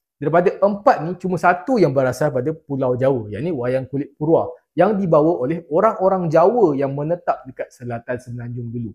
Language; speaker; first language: Malay; native; Malay